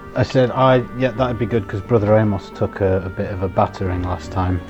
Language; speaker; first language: English; early bilingual, other home language; Italian